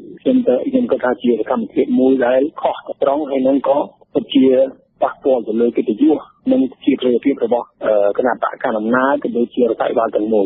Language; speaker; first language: Khmer; non-native, fluent; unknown